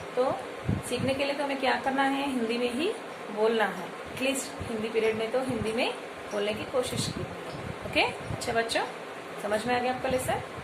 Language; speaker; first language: Hindi; non-native, local second language; Telugu